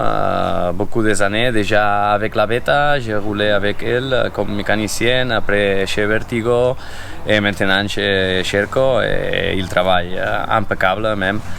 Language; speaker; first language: French; non-native, fluent; Spanish